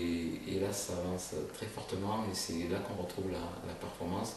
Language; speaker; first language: French; native; French